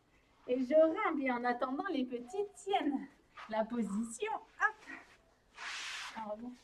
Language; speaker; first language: French; native; French